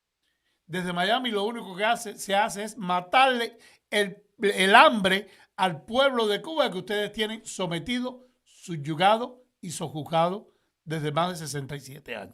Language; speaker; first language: Spanish; native; Spanish